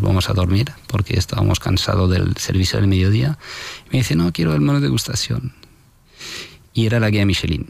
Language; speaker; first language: Spanish; non-native, fluent; French